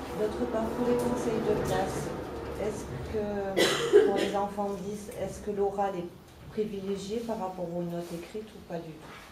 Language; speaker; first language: French; native; French